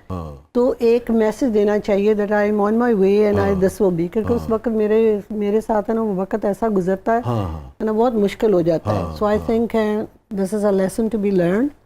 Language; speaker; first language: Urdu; early bilingual, heritage; Urdu